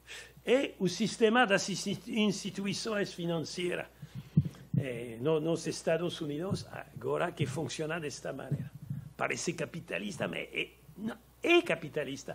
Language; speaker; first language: Portuguese; non-native, learner; French